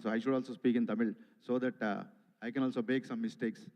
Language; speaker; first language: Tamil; non-native, learner; Telugu